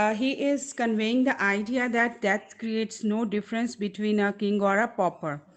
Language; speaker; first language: English; non-native, local second language; Punjabi